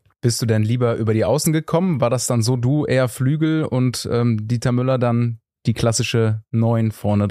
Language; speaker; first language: German; native; German